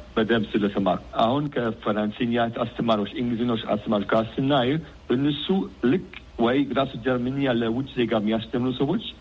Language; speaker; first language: Amharic; non-native, fluent; German